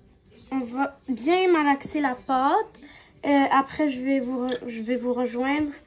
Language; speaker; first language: French; non-native, local second language; Arabic